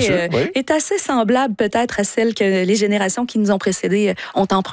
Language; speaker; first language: French; native; French